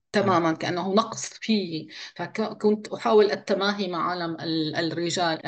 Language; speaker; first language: Arabic; non-native, local second language; Kurdish